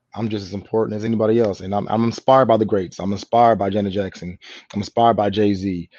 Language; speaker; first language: English; native; English